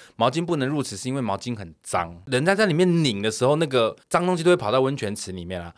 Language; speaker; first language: Chinese; native; Chinese